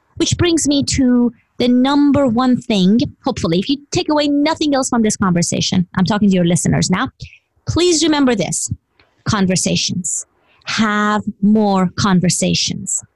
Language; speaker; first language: English; non-native, fluent; Persian